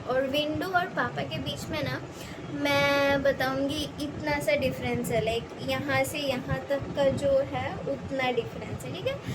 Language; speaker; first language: Hindi; non-native, local second language; Bangla